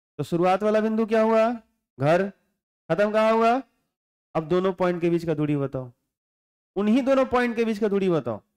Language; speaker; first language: Hindi; non-native, local second language; Bhojpuri